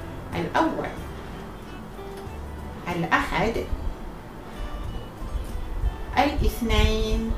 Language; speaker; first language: Arabic; non-native, fluent; Malay